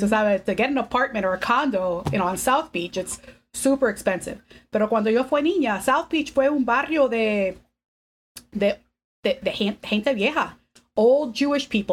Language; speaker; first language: English; early bilingual, other home language; Spanish